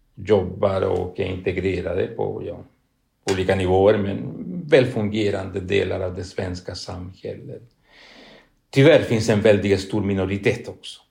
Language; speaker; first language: Swedish; non-native, fluent; Spanish